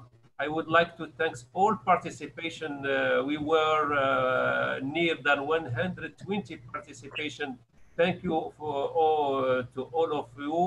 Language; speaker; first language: English; non-native, learner; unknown